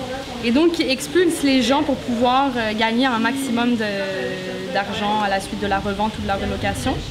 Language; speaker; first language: French; native; French